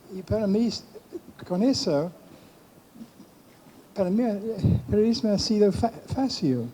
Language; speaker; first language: Spanish; non-native, fluent; English